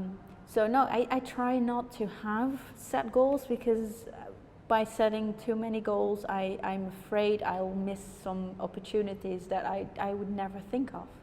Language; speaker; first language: English; non-native, fluent; Dutch